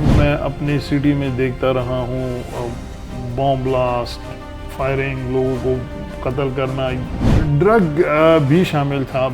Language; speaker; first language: Urdu; non-native, local second language; Pashto